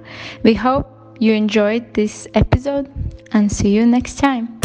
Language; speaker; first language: English; non-native, fluent; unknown